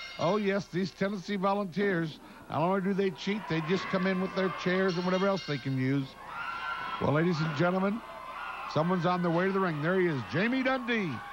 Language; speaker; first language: English; native; English